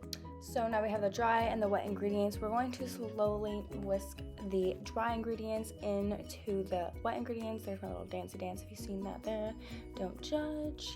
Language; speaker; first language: English; native; English